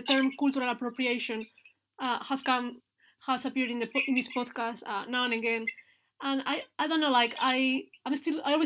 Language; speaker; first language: English; non-native, fluent; Spanish